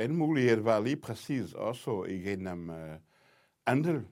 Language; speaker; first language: Danish; non-native, fluent; Portuguese